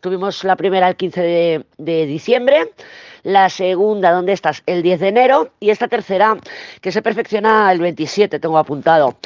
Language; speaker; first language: Spanish; native; Spanish